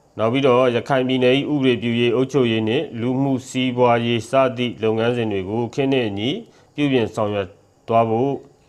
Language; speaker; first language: Burmese; native; Burmese